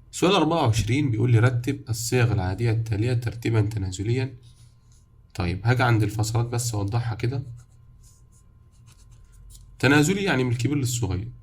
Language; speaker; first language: Arabic; native; Arabic